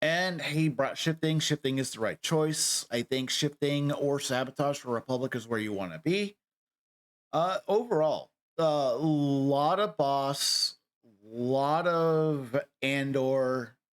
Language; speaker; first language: English; native; English